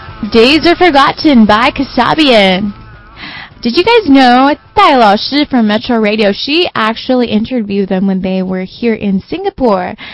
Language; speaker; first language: English; early bilingual, other home language; Chinese